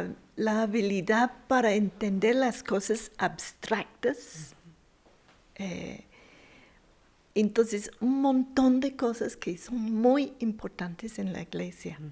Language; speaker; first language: Spanish; non-native, fluent; English